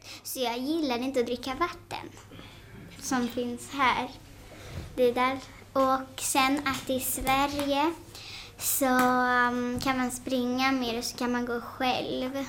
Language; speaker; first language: Swedish; early bilingual, heritage; Swedish